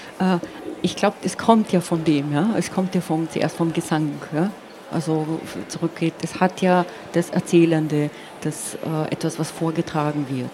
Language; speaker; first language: German; non-native, local second language; Slovenian